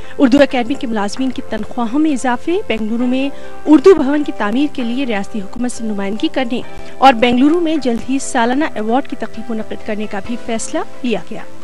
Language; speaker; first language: Urdu; native; Urdu